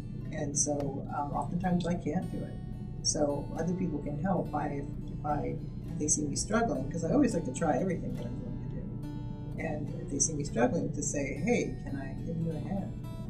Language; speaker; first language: English; native; English